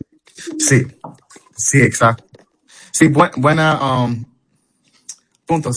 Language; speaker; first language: Spanish; early bilingual, heritage; English